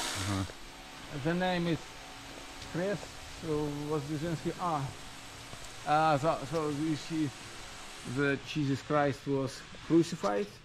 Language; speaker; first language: English; non-native, fluent; Russian